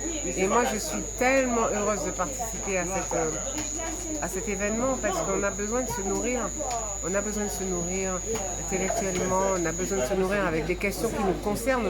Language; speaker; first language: French; native; French